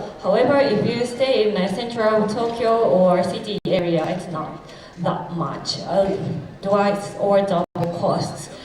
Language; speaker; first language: English; non-native, fluent; Japanese